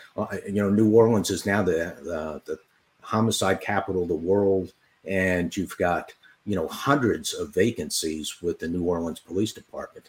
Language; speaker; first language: English; native; English